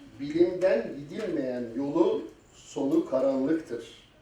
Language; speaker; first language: Turkish; native; Turkish